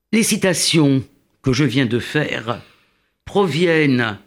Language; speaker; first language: French; native; French